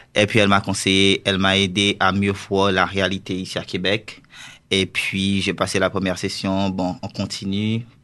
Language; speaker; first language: French; non-native, local second language; Haitian Creole